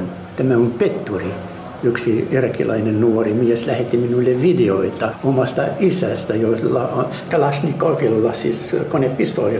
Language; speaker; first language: Finnish; non-native, learner; Arabic